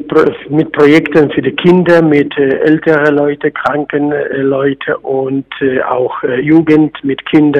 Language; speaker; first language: German; non-native, fluent; Polish